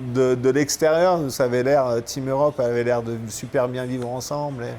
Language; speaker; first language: French; native; French